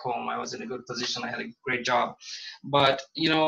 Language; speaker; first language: English; non-native, local second language; Bangla